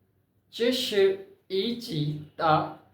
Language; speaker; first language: Chinese; non-native, fluent; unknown